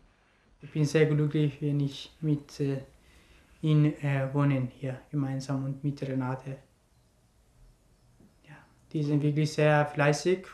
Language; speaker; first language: German; non-native, learner; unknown